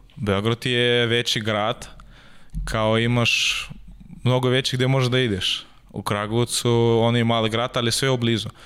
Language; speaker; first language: Serbian; non-native, learner; Russian